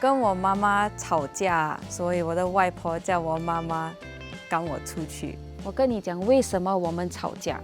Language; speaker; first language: Chinese; non-native, local second language; English